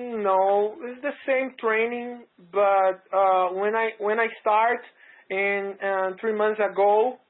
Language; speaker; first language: English; non-native, learner; Portuguese